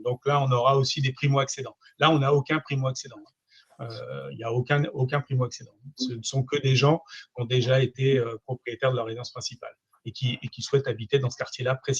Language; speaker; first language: French; native; French